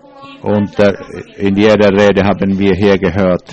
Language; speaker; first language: German; non-native, learner; English